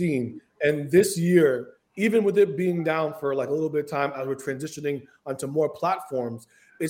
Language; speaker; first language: English; early bilingual, other home language; Haitian Creole